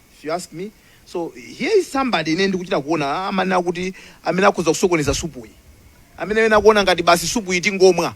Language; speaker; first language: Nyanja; non-native, local second language; Tumbuka